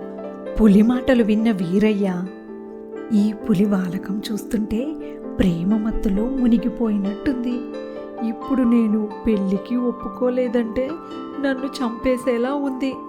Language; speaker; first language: Telugu; native; Telugu